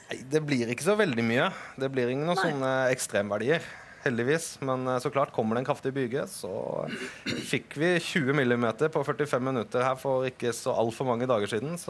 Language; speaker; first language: Norwegian; native; Norwegian